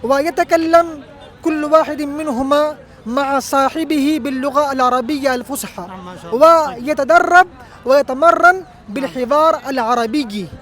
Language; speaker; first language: Arabic; non-native, fluent; Urdu